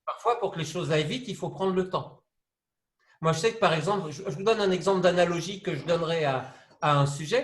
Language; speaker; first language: French; native; French